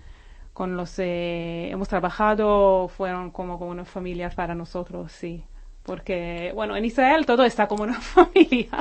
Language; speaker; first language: Spanish; non-native, fluent; Hebrew